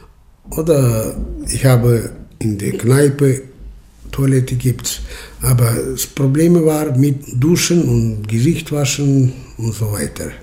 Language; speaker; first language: German; early bilingual, heritage; German